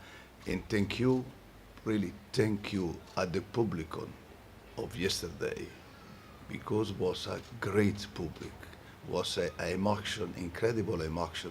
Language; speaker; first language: English; non-native, fluent; Italian